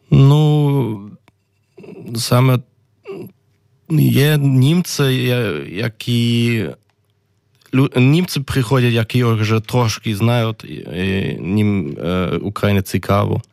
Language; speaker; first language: Ukrainian; non-native, learner; German